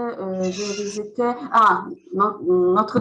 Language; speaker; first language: French; non-native, learner; Azerbaijani